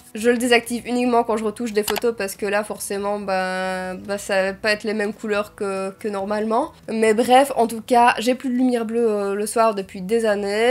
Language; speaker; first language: French; native; French